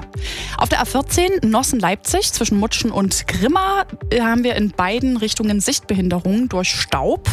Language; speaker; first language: German; native; German